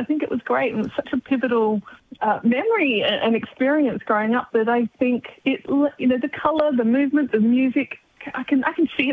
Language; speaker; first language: English; native; English